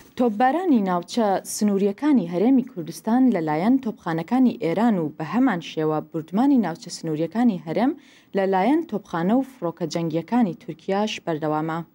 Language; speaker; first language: Central Kurdish; native; Central Kurdish